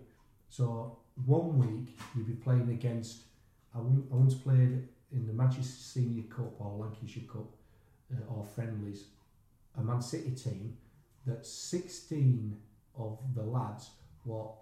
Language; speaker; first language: English; native; English